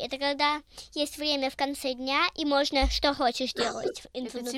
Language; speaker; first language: Russian; early bilingual, heritage; Russian